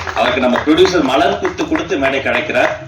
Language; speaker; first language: Tamil; native; Tamil